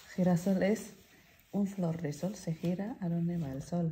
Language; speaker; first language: Spanish; non-native, learner; Indonesian